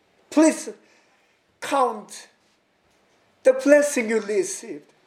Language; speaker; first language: English; non-native, learner; Korean